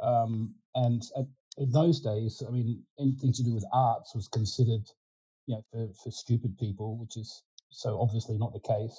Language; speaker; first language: English; early bilingual, other home language; Ukrainian